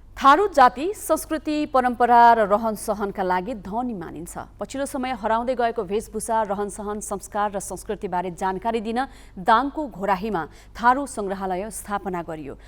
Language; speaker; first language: Nepali; native; Nepali